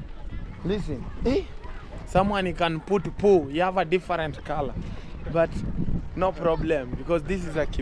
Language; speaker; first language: English; non-native, learner; Swahili